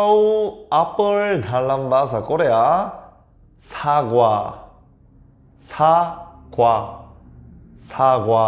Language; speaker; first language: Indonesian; non-native, fluent; Korean